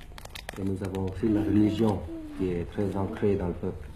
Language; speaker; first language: French; early bilingual, other home language; Thai